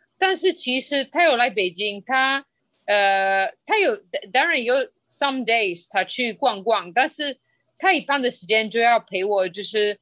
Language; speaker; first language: Chinese; non-native, fluent; Spanish